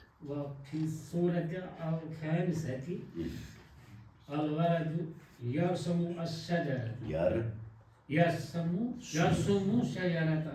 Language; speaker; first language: Arabic; non-native, learner; Kashmiri